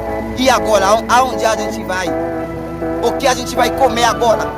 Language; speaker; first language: Portuguese; non-native, learner; Haitian Creole